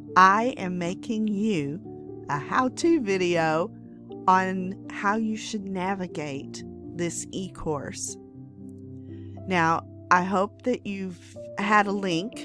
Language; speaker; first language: English; native; English